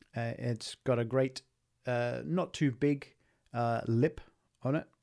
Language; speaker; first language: English; native; English